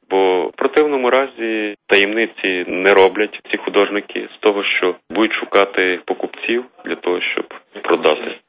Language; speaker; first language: Ukrainian; native; Ukrainian